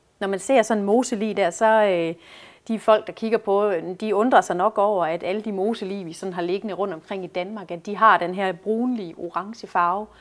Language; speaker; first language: Danish; native; Danish